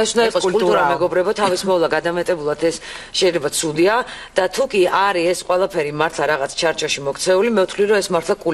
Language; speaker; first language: Georgian; native; Georgian